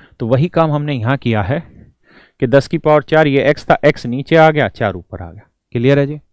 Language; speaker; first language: Hindi; native; Hindi